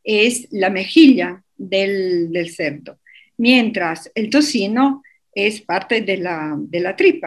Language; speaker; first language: Spanish; non-native, fluent; Italian